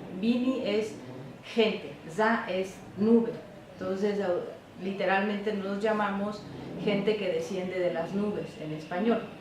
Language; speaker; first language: Spanish; non-native, local second language; Zapotec